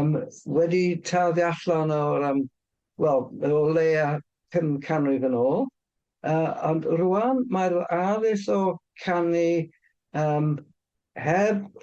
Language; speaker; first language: Welsh; non-native, fluent; English